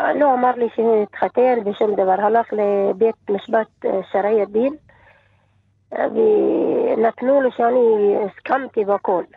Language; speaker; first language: Hebrew; non-native, learner; Arabic